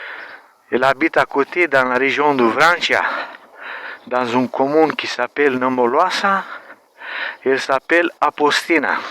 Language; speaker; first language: French; non-native, learner; Romanian